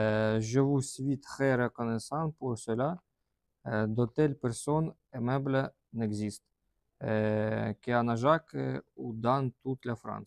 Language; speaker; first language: French; non-native, learner; Russian